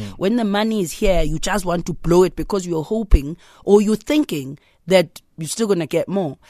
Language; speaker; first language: English; non-native, local second language; Zulu